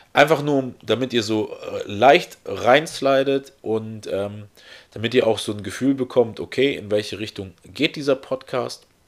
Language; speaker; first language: German; early bilingual, other home language; Russian